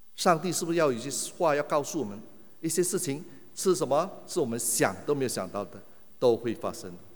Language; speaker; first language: Chinese; native; Chinese